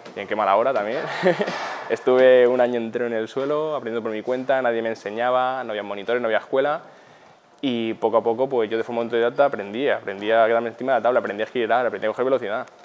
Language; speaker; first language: Spanish; native; Spanish